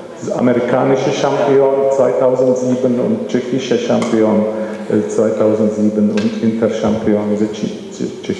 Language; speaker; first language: German; non-native, learner; Czech